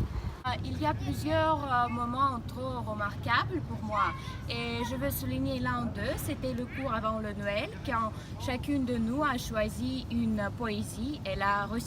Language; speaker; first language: French; non-native, fluent; Russian